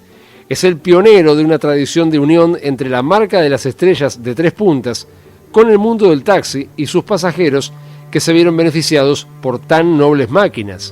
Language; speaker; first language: Spanish; native; Spanish